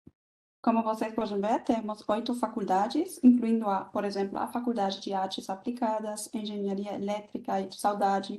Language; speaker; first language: Portuguese; non-native, fluent; German